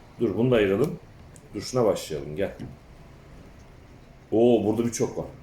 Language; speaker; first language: Turkish; native; Turkish